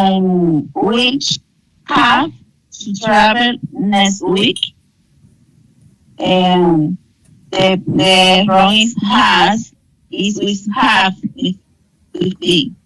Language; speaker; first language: English; non-native, learner; Spanish